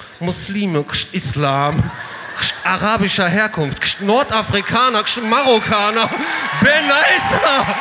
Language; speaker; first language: German; early bilingual, other home language; Arabic